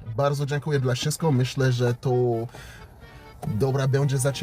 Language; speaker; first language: Polish; non-native, learner; English